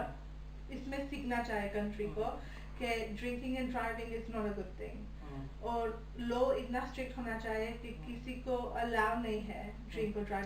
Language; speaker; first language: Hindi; early bilingual, heritage; Hindi